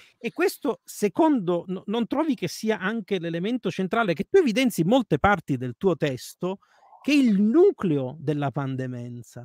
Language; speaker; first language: Italian; native; Italian